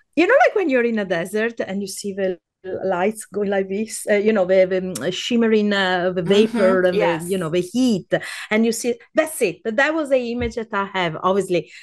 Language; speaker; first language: English; non-native, fluent; Italian